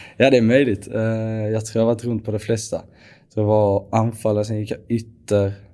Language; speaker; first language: Swedish; native; Swedish